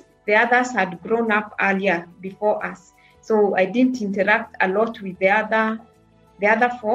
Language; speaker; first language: English; non-native, local second language; Kikuyu